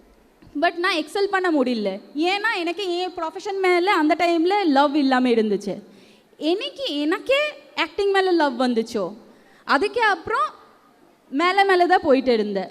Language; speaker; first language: Tamil; non-native, local second language; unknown